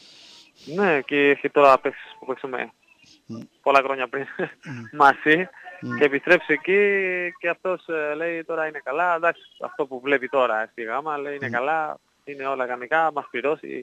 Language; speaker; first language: Greek; non-native, learner; Spanish